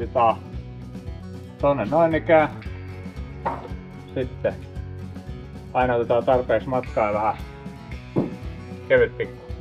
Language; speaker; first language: Finnish; native; Finnish